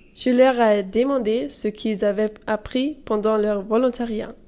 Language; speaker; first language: French; non-native, learner; German